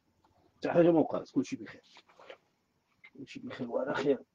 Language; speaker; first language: Arabic; native; Arabic